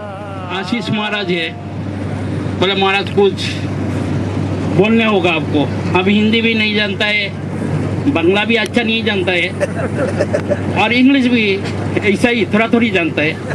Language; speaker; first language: Hindi; non-native, learner; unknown